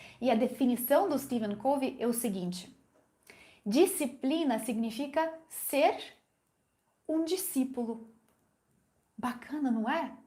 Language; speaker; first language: Portuguese; non-native, fluent; Ukrainian